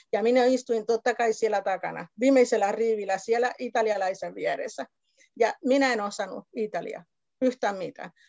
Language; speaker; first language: Finnish; non-native, fluent; Spanish